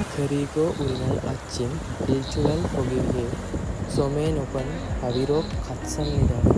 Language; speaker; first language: Korean; non-native, learner; Sinhala